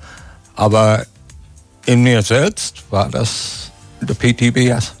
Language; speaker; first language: German; non-native, fluent; English